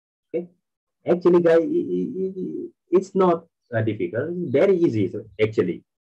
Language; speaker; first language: English; non-native, local second language; Malay